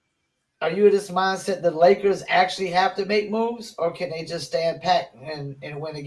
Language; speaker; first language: English; native; English